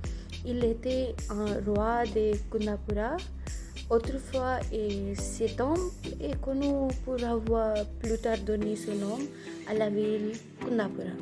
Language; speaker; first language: French; non-native, fluent; Konkani